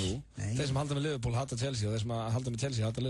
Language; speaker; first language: Icelandic; native; Icelandic